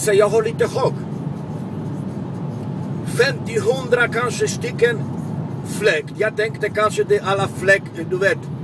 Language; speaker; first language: Swedish; non-native, local second language; Polish